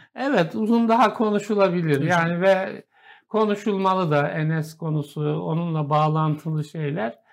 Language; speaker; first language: Turkish; native; Turkish